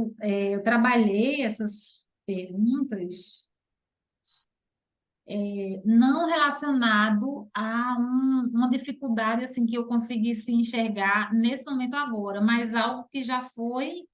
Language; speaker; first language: Portuguese; native; Portuguese